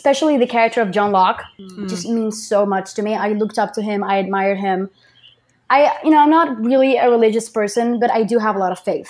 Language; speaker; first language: English; non-native, fluent; Spanish